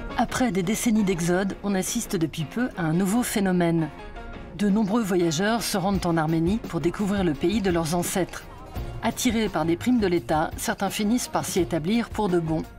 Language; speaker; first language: French; native; French